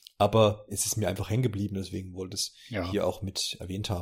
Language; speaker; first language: German; native; German